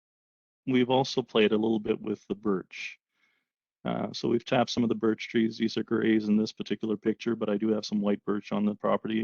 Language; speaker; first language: English; native; English